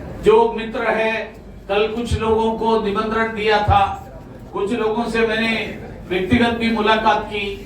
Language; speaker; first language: Hindi; non-native, local second language; Malayalam